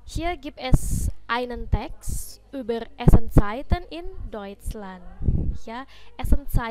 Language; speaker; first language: German; non-native, fluent; Indonesian